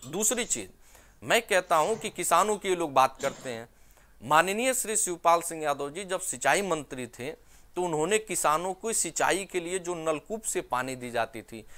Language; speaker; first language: Hindi; native; Hindi